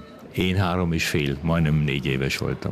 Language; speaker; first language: Hungarian; early bilingual, heritage; Hungarian